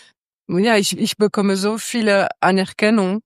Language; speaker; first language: German; non-native, local second language; French